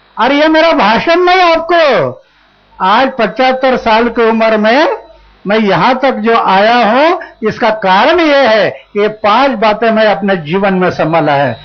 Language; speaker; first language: Hindi; non-native, local second language; Marathi